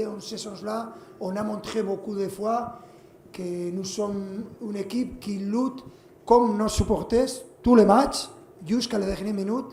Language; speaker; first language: French; non-native, fluent; Spanish